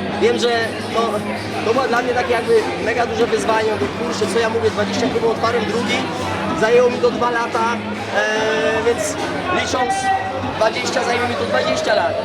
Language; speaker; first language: Polish; native; Polish